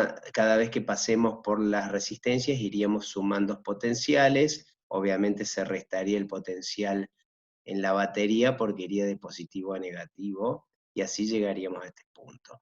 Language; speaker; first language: Spanish; native; Spanish